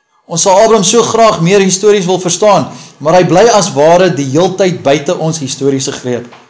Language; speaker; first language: Afrikaans; early bilingual, heritage; Afrikaans